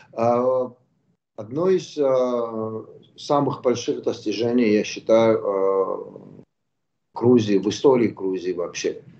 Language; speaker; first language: Russian; non-native, local second language; Georgian